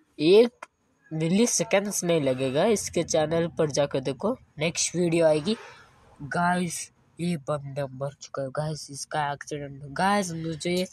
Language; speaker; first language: Hindi; native; Hindi